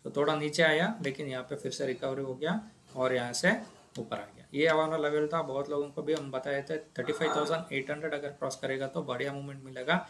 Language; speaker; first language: Hindi; non-native, local second language; Kannada